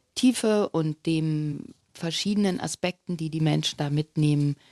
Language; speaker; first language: German; native; German